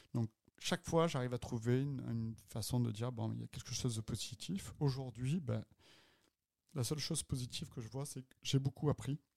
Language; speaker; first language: French; native; French